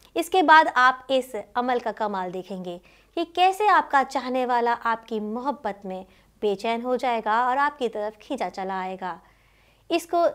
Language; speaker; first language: Hindi; native; Hindi